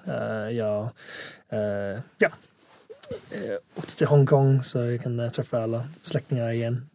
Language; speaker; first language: Swedish; non-native, fluent; English